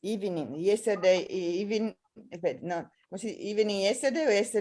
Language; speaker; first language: English; non-native, learner; Italian